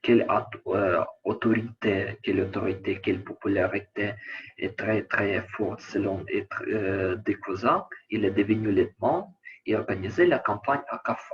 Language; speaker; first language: French; non-native, learner; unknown